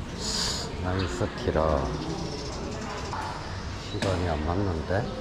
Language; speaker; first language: Korean; native; Korean